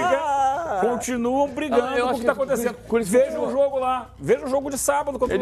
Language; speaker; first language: Portuguese; native; Portuguese